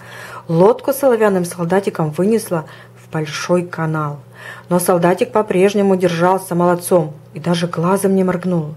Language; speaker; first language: Russian; native; Russian